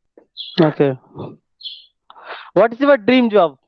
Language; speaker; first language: English; non-native, local second language; Hindi